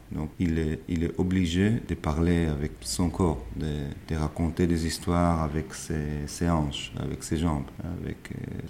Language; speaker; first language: French; non-native, fluent; Hebrew